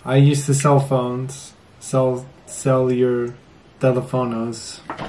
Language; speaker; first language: English; native; English